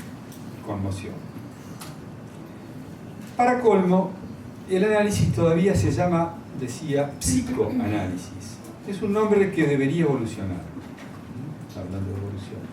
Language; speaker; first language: Spanish; native; Spanish